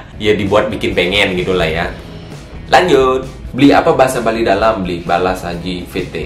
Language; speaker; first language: Indonesian; native; Indonesian